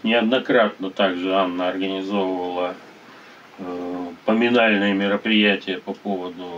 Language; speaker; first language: Russian; native; Russian